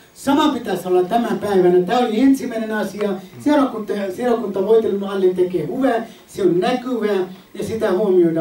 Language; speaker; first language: Finnish; non-native, fluent; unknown